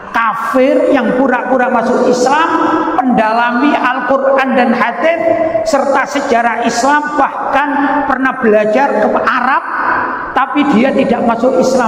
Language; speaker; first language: Indonesian; native; Indonesian